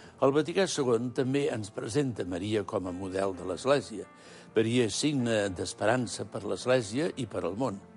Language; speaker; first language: Catalan; native; Catalan